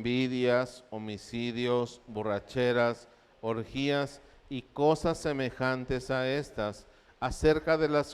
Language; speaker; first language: Spanish; native; Spanish